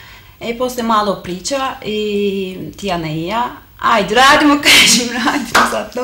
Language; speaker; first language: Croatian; non-native, learner; Turkish